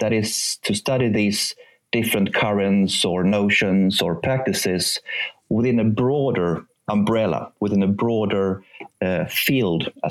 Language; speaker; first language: English; non-native, fluent; Swedish